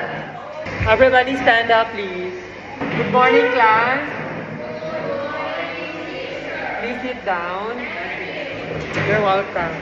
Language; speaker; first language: English; non-native, local second language; Filipino